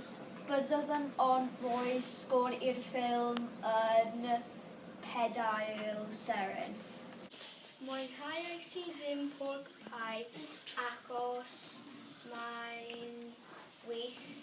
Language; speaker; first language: Welsh; non-native, learner; English